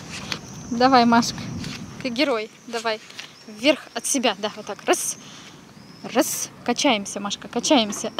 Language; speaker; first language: Russian; native; Russian